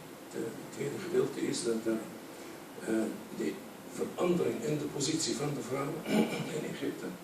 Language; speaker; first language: Dutch; non-native, fluent; Arabic